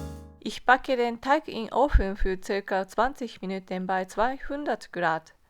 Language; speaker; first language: German; non-native, fluent; Japanese